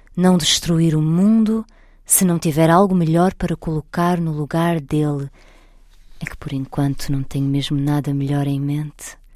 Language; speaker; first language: Portuguese; native; Portuguese